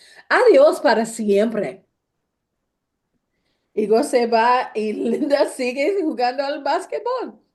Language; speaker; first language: Spanish; non-native, fluent; English